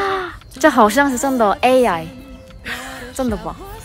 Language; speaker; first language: Chinese; non-native, learner; Korean